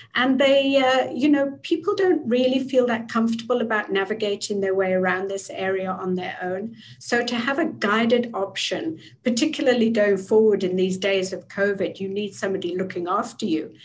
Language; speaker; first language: English; native; English